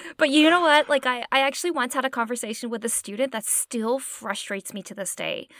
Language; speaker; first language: English; native; English